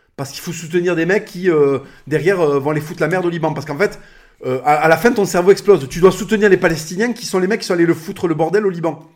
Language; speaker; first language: French; native; French